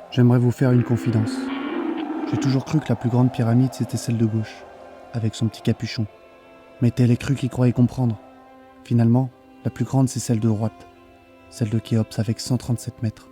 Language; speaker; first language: French; native; French